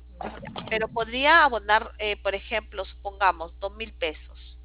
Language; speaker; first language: Spanish; native; Spanish